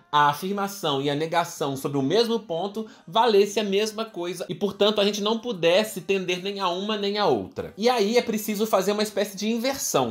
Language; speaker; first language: Portuguese; native; Portuguese